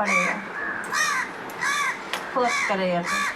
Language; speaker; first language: Hindi; non-native, local second language; Odia